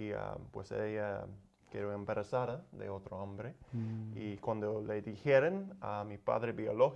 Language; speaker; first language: Spanish; non-native, learner; English